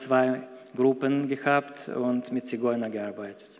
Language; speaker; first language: German; non-native, fluent; Bulgarian